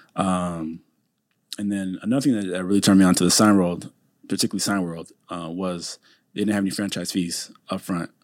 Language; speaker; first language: English; native; English